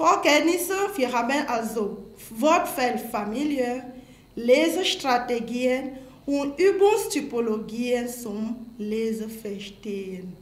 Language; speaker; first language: German; non-native, fluent; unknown